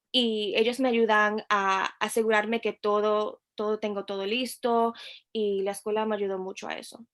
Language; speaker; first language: Spanish; early bilingual, heritage; Spanish